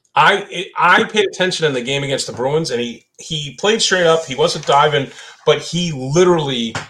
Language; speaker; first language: English; native; English